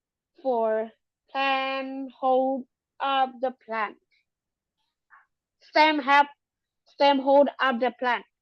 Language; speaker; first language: English; non-native, learner; Thai